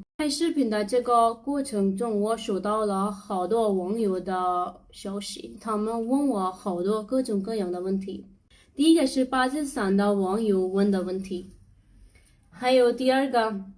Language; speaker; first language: Chinese; non-native, learner; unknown